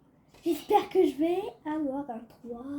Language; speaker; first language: French; native; French